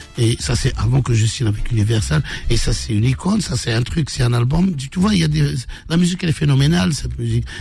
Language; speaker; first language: French; non-native, local second language; Arabic